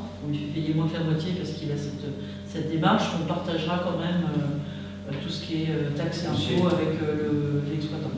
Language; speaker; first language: French; native; French